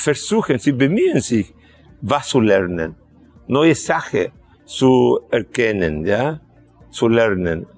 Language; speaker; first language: German; non-native, fluent; Spanish